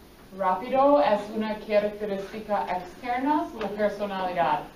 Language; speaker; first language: Spanish; non-native, fluent; English